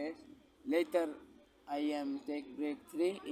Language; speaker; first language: English; non-native, local second language; Punjabi